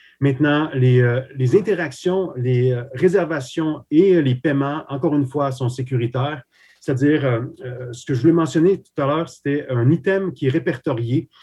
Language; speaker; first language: French; early bilingual, other home language; Slovak